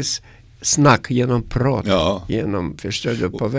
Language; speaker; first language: Swedish; non-native, learner; Russian